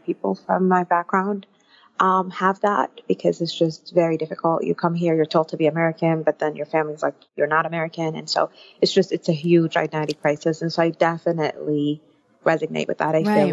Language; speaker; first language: English; early bilingual, other home language; Arabic